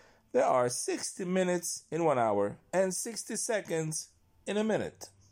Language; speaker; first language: English; non-native, fluent; Italian